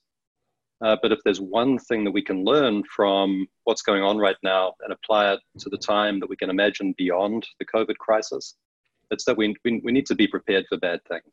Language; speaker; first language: English; native; English